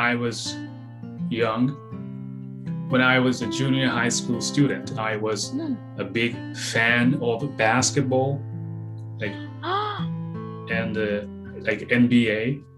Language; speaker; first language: English; non-native, fluent; Japanese